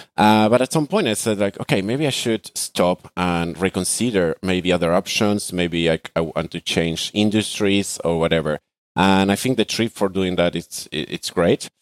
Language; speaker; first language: English; non-native, fluent; Spanish